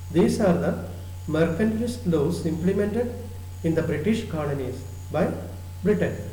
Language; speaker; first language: English; non-native, local second language; Malayalam